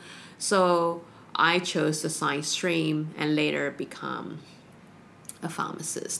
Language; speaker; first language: English; non-native, local second language; Chinese